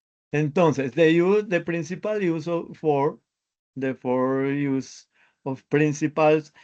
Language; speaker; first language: English; non-native, learner; Spanish